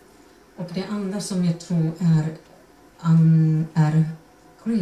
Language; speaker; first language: Swedish; non-native, fluent; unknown